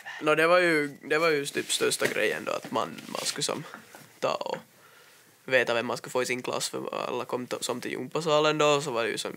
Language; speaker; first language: Swedish; native; Swedish